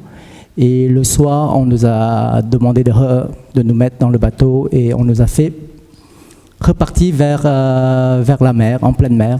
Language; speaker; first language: French; early bilingual, other home language; Vietnamese